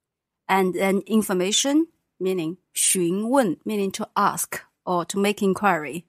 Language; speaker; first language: English; non-native, fluent; Chinese